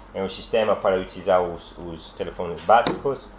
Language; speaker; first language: Portuguese; non-native, learner; English